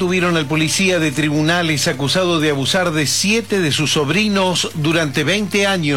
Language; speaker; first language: Spanish; native; Spanish